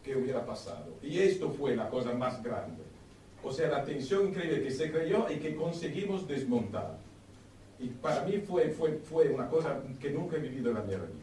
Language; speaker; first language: Spanish; non-native, fluent; Italian